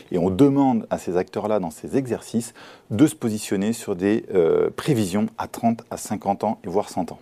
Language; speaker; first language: French; native; French